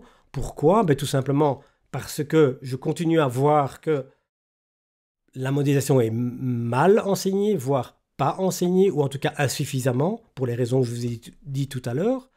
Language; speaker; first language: French; native; French